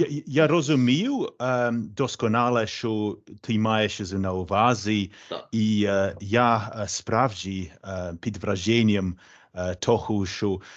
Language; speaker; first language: Ukrainian; non-native, fluent; English